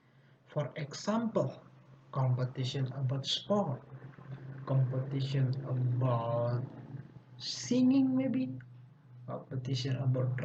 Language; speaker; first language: English; non-native, learner; Indonesian